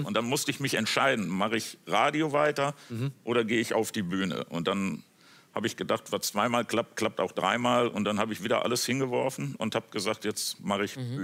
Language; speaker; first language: German; native; German